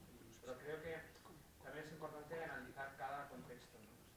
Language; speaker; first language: Spanish; native; Spanish